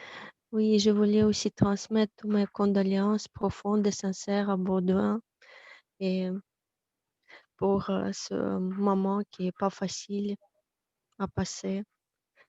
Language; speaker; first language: French; non-native, fluent; Russian